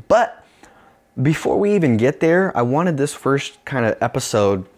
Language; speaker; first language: English; native; English